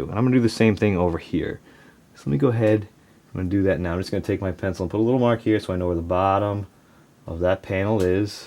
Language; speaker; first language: English; native; English